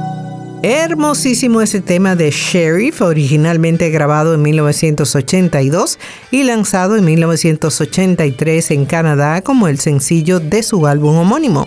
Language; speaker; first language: Spanish; native; Spanish